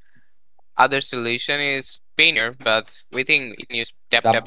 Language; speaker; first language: English; non-native, fluent; Bangla